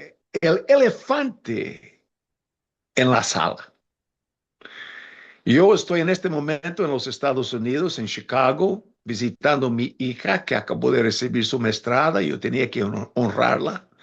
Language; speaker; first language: Spanish; non-native, fluent; English